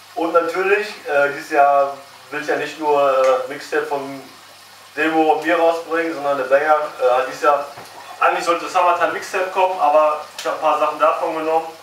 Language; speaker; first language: German; native; German